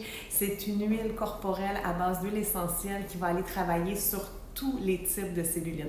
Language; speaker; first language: French; native; French